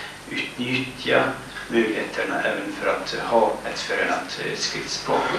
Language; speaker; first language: Swedish; non-native, fluent; Kurdish